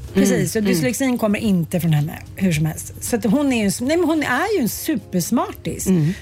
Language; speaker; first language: Swedish; native; Swedish